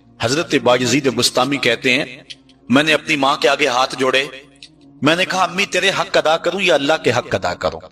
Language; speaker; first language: Urdu; non-native, local second language; Punjabi